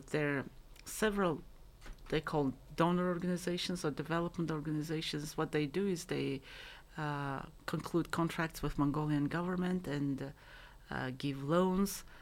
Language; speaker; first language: English; non-native, fluent; Mongolian